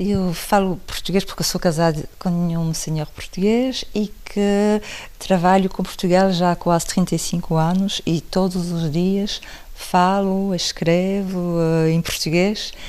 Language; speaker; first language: Portuguese; non-native, fluent; French